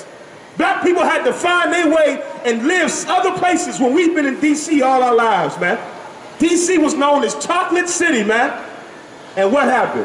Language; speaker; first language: English; native; English